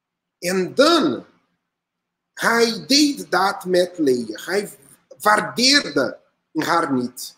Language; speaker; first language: Dutch; non-native, learner; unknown